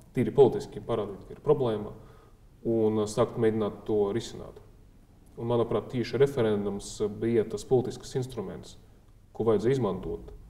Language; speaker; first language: Latvian; non-native, local second language; Russian